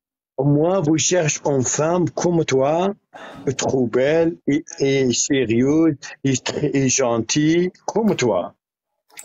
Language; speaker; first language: French; non-native, learner; Arabic